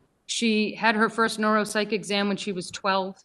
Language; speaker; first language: English; native; English